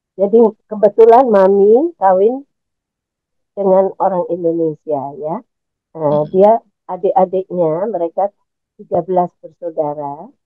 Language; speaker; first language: Indonesian; native; Indonesian